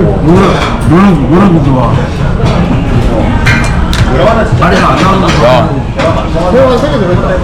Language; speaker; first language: Korean; native; Korean